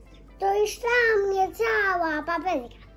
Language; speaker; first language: Polish; early bilingual, heritage; Polish